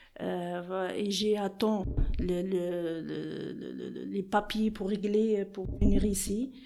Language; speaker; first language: French; non-native, learner; Arabic